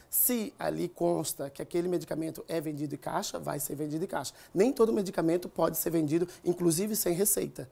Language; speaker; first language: Portuguese; native; Portuguese